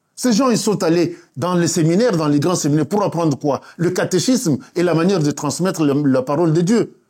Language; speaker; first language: French; non-native, local second language; Luba-Lulua